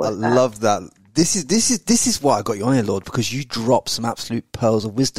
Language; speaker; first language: English; native; English